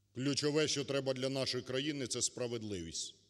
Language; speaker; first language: Ukrainian; native; Ukrainian